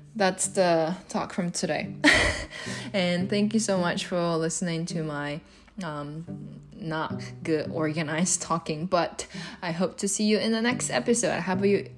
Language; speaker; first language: English; non-native, fluent; Japanese